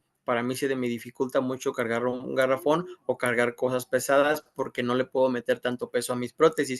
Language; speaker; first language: Spanish; native; Spanish